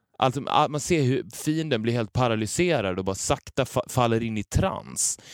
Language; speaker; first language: Swedish; native; Swedish